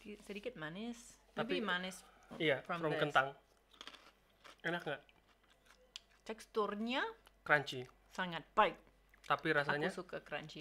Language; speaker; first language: Indonesian; non-native, learner; English